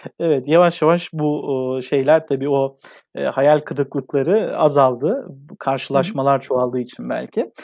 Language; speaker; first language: Turkish; native; Turkish